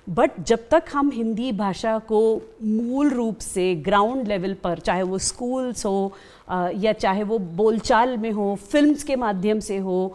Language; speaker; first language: Hindi; native; Hindi